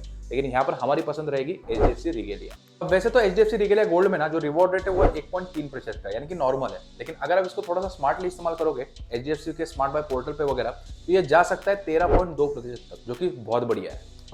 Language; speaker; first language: Hindi; native; Hindi